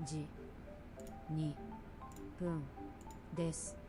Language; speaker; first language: Japanese; non-native, learner; English